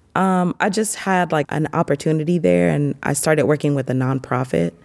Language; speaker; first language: English; native; English